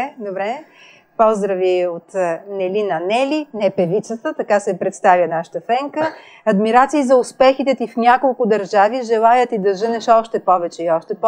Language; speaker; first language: Bulgarian; native; Bulgarian